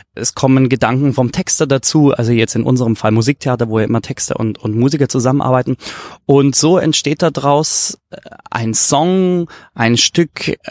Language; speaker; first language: German; native; German